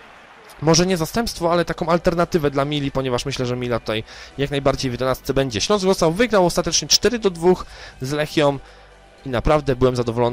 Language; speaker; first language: Polish; native; Polish